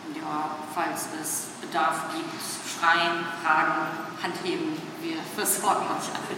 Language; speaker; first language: German; non-native, fluent; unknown